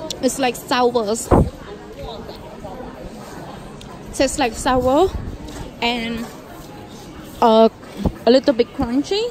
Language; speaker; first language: English; non-native, fluent; Khmer